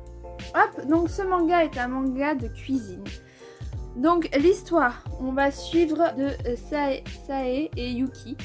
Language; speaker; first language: French; native; French